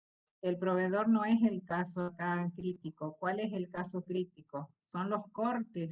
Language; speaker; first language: Spanish; native; Spanish